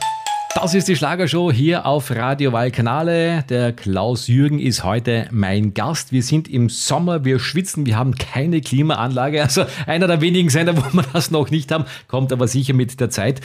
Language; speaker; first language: German; native; German